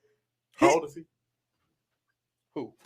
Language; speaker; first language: English; native; English